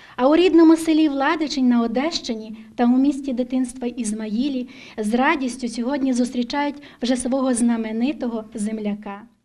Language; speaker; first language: Ukrainian; native; Ukrainian